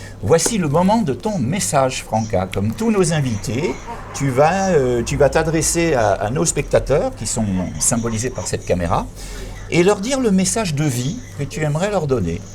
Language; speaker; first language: French; native; French